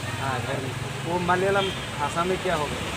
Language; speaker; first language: Hindi; non-native, local second language; Assamese